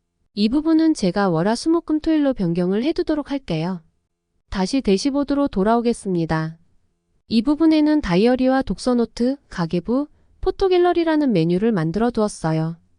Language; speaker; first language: Korean; native; Korean